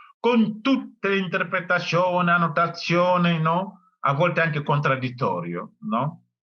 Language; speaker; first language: Italian; non-native, fluent; Wolof